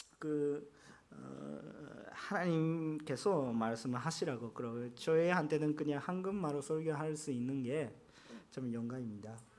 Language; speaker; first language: Korean; non-native, fluent; Japanese